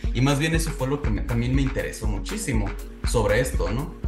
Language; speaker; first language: Spanish; native; Spanish